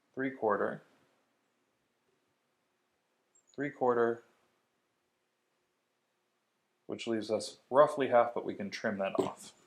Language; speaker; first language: English; native; English